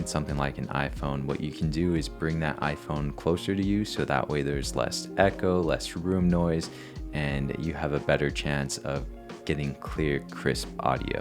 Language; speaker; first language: English; native; English